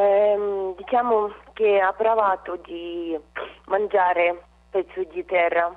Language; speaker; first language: Italian; non-native, fluent; Russian